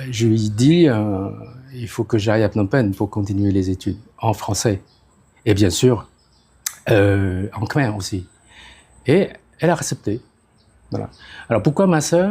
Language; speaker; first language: French; non-native, fluent; Khmer